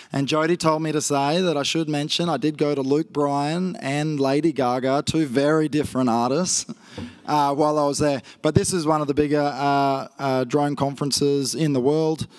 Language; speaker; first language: English; native; English